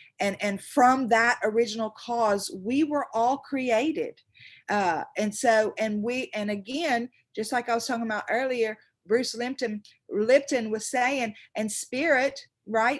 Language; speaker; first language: English; native; English